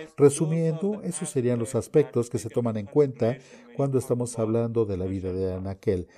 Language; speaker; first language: Spanish; non-native, fluent; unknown